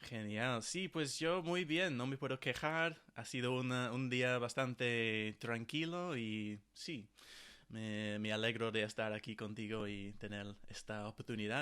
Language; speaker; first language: Spanish; non-native, fluent; English